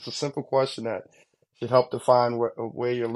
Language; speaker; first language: English; native; English